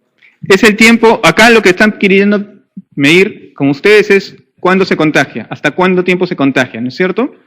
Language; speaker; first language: Spanish; native; Spanish